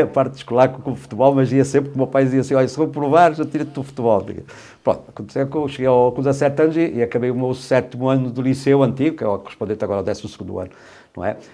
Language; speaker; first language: Portuguese; native; Portuguese